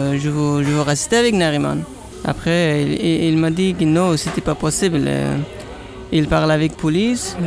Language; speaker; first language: French; non-native, learner; Persian